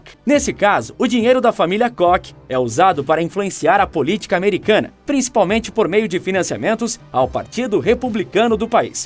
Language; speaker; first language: Portuguese; native; Portuguese